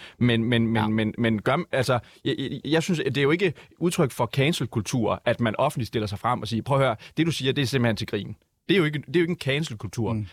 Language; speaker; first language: Danish; native; Danish